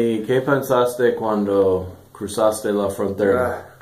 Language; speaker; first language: Spanish; non-native, learner; English